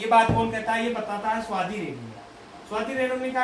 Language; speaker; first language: Hindi; native; Hindi